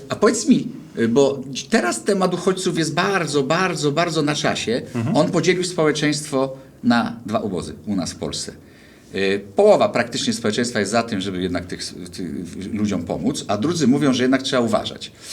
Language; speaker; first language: Polish; native; Polish